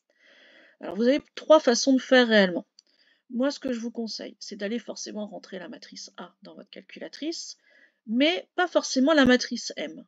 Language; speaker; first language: French; native; French